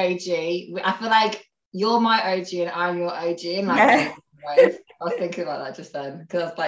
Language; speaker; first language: English; native; English